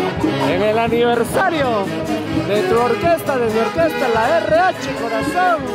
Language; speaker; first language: Spanish; native; Spanish